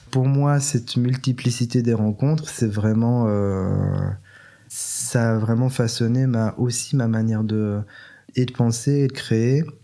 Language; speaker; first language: French; native; French